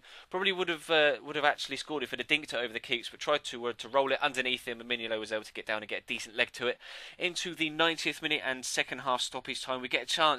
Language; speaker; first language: English; native; English